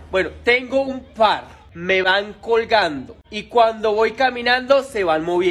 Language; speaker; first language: Spanish; native; Spanish